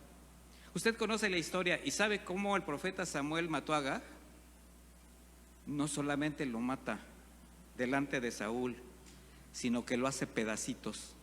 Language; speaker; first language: Spanish; native; Spanish